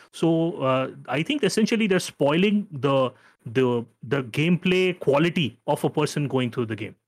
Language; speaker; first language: English; non-native, local second language; Hindi